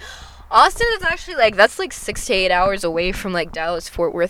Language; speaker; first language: English; native; English